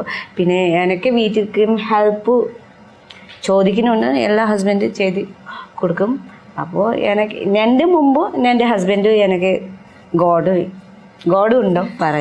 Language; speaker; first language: Malayalam; non-native, learner; Nepali